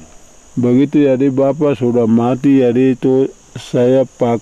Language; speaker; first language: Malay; non-native, local second language; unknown